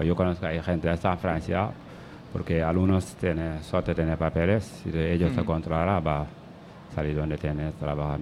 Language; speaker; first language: Spanish; non-native, learner; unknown